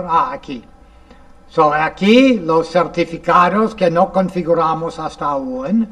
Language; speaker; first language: Spanish; non-native, fluent; English